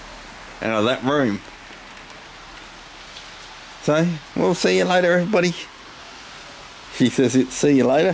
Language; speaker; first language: English; native; English